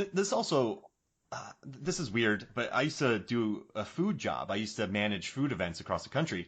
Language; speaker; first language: English; native; English